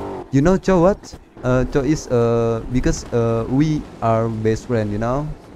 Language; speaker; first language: English; non-native, learner; Indonesian